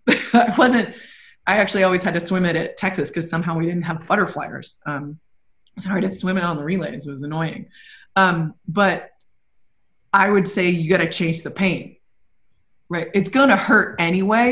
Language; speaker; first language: English; native; English